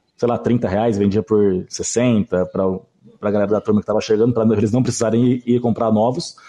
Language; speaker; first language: Portuguese; native; Portuguese